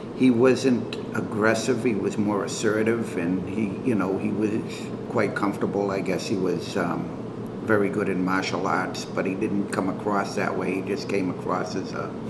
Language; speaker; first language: English; native; English